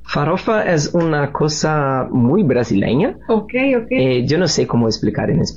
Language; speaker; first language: Spanish; non-native, learner; Portuguese